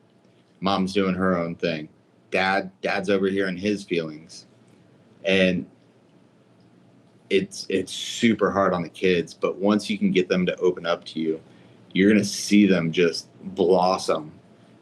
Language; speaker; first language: English; native; English